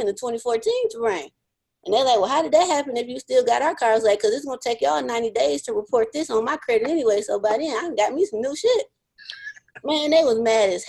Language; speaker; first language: English; native; English